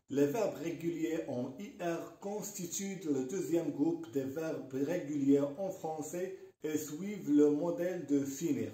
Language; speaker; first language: French; non-native, local second language; Arabic